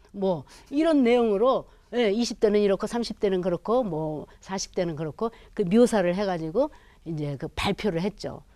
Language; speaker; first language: Korean; native; Korean